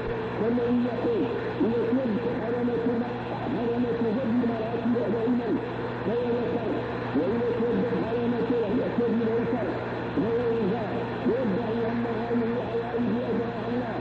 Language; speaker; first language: Arabic; native; Arabic